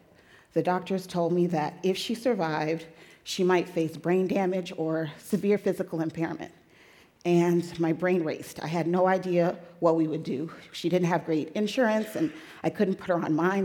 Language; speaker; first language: English; native; English